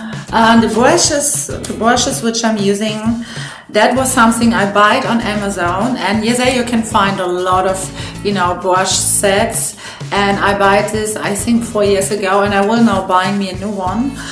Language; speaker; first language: English; non-native, fluent; German